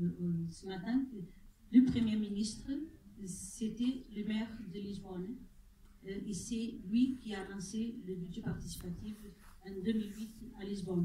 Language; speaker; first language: French; non-native, fluent; Portuguese